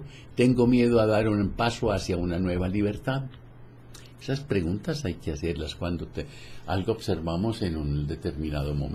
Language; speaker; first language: Spanish; native; Spanish